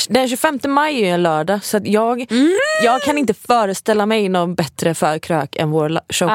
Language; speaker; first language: Swedish; native; Swedish